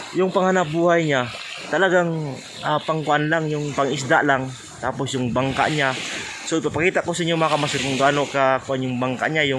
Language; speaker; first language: Filipino; non-native, local second language; Bikol